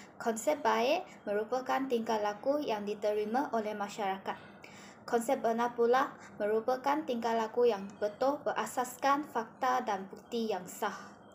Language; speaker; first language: Malay; non-native, local second language; Chinese